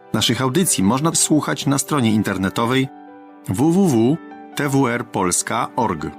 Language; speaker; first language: Polish; native; Polish